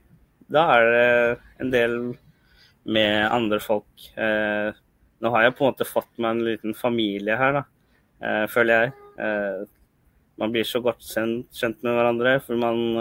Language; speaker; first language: Norwegian; early bilingual, other home language; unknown